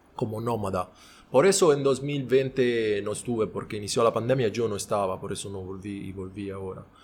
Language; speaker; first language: Spanish; non-native, fluent; Italian